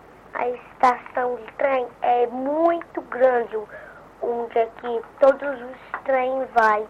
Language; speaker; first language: Portuguese; early bilingual, heritage; Portuguese